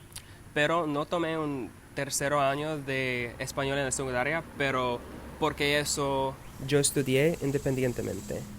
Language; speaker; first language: Spanish; non-native, learner; English